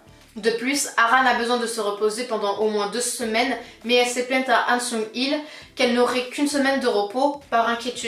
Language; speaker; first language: French; native; French